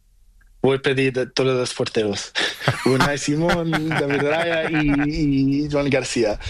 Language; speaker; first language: Spanish; non-native, learner; Portuguese